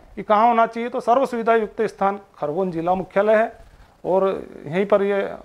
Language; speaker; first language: Hindi; native; Hindi